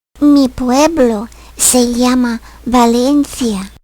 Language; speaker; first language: Spanish; non-native, fluent; Ukrainian